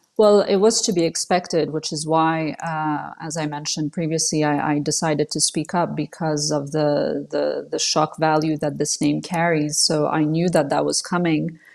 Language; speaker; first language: English; non-native, fluent; French